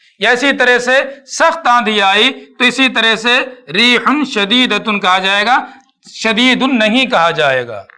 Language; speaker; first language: Urdu; native; Urdu